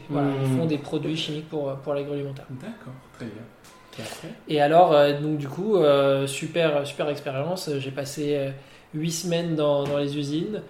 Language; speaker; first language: French; non-native, local second language; Arabic